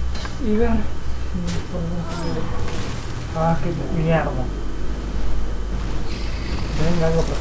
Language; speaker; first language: Spanish; native; Spanish